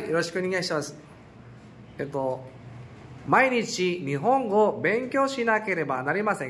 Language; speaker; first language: Japanese; non-native, fluent; Filipino